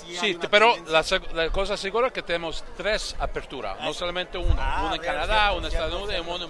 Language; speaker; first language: Spanish; non-native, fluent; English